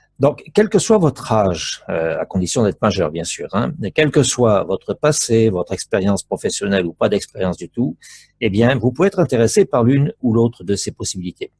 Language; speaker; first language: French; native; French